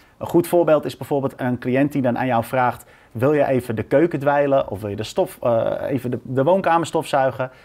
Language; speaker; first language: Dutch; native; Dutch